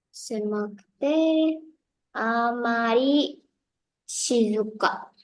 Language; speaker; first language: Japanese; non-native, learner; Indonesian